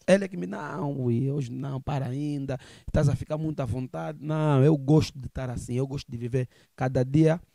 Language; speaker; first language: Portuguese; native; Portuguese